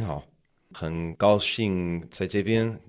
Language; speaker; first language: Chinese; non-native, learner; English